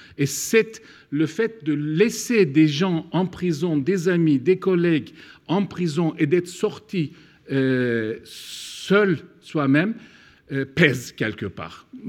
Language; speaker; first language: French; non-native, fluent; Turkish